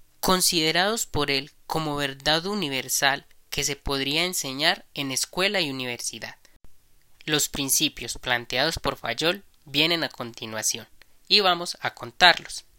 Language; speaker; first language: Spanish; native; Spanish